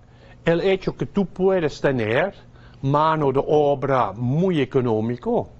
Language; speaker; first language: Spanish; non-native, fluent; Dutch